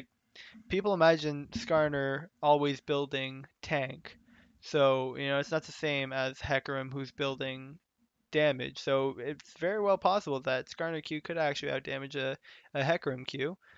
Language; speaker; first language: English; native; English